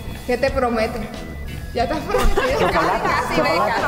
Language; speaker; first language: Spanish; native; Spanish